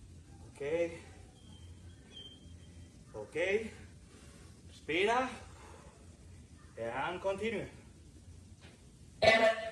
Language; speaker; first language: English; non-native, learner; Spanish